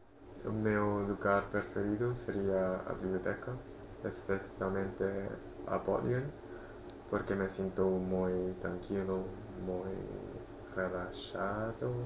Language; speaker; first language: Galician; non-native, learner; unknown